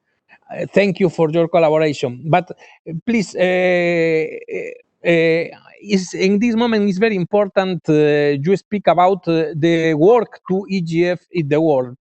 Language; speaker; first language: English; non-native, learner; Galician